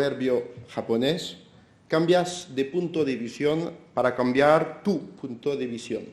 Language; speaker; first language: Spanish; non-native, fluent; French